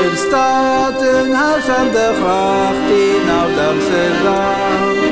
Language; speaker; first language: Dutch; native; Dutch